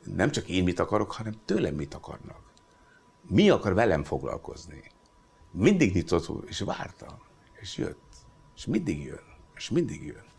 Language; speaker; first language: Hungarian; non-native, fluent; Hindi